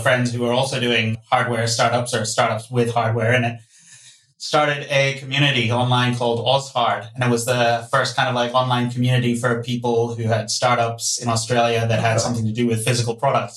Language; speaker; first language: English; non-native, local second language; Cantonese